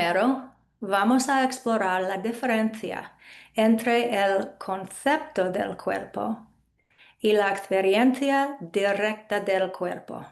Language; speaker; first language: Spanish; non-native, fluent; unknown